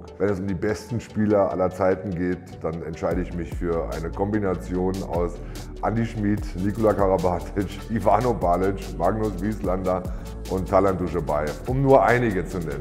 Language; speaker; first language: German; native; German